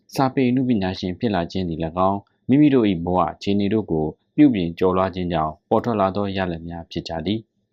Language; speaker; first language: Burmese; native; Burmese